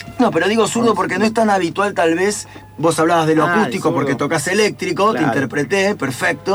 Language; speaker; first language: Spanish; native; Spanish